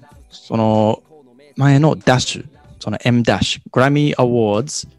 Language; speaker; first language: Japanese; non-native, fluent; English